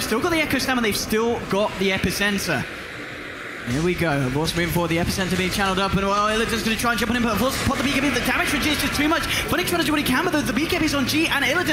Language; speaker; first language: English; native; English